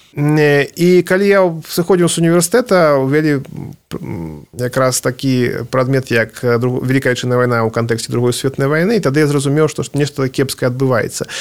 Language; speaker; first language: Belarusian; non-native, local second language; Russian